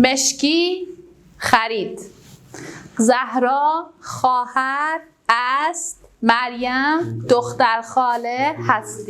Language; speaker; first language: Persian; non-native, fluent; Urdu